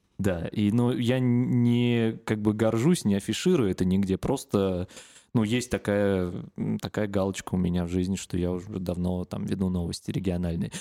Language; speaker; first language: Russian; native; Russian